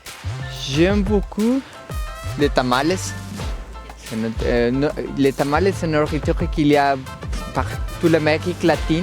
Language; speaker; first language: French; non-native, learner; Spanish